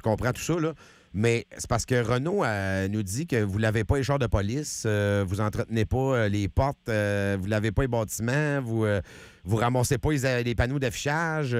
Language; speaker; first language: French; native; French